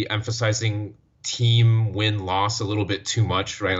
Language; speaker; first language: English; native; English